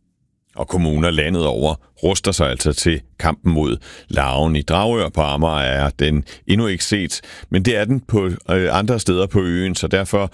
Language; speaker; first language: Danish; native; Danish